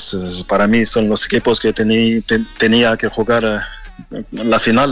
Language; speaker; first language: Spanish; non-native, fluent; French